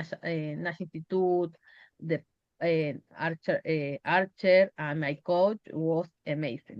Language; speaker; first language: English; non-native, learner; Spanish